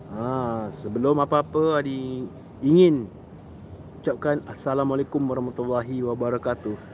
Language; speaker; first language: Malay; native; Malay